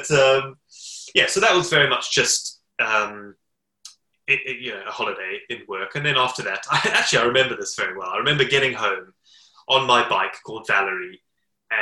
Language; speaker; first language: English; native; English